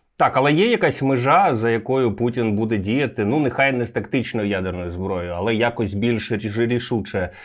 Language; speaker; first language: Ukrainian; native; Ukrainian